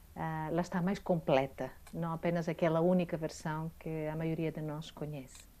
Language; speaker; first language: Portuguese; non-native, fluent; Greek